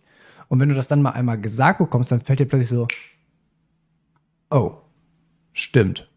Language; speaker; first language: German; native; German